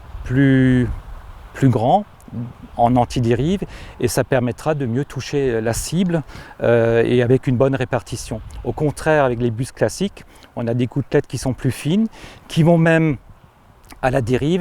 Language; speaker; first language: French; native; French